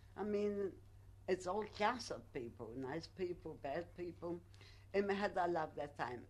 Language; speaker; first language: English; non-native, learner; Polish